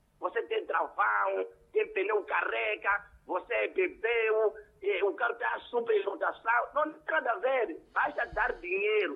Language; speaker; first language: Portuguese; non-native, local second language; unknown